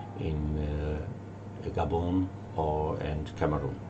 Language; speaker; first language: English; non-native, learner; German